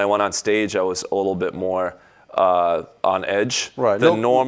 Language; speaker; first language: English; native; English